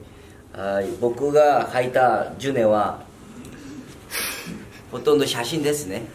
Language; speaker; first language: Japanese; non-native, fluent; Korean